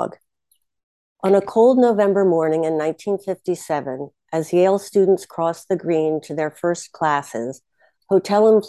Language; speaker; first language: English; native; English